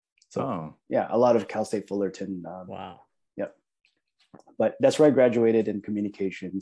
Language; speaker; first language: English; early bilingual, other home language; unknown